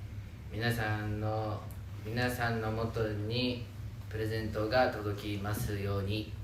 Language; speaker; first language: Japanese; native; Japanese